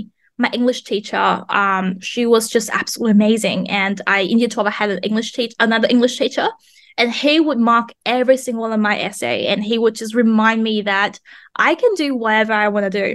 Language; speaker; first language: English; non-native, fluent; Vietnamese